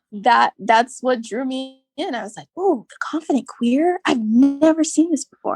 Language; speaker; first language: English; native; English